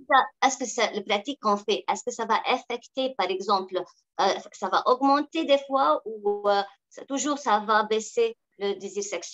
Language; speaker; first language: French; non-native, local second language; Arabic